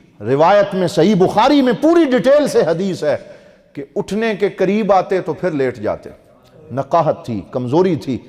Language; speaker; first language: Urdu; non-native, local second language; Punjabi